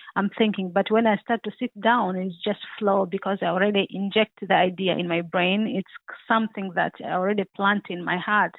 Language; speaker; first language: English; non-native, local second language; Swahili